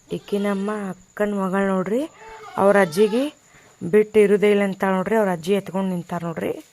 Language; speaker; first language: Kannada; non-native, local second language; Lambadi